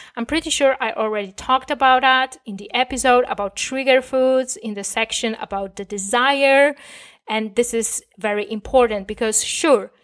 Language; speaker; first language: English; non-native, fluent; Polish